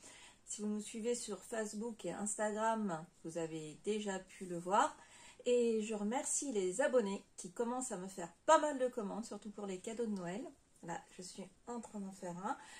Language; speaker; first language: French; native; French